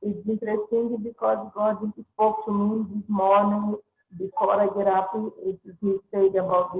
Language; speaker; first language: English; non-native, learner; Portuguese